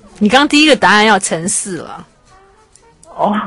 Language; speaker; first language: Chinese; native; Chinese